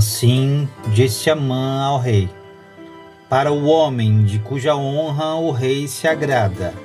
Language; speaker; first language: Portuguese; native; Portuguese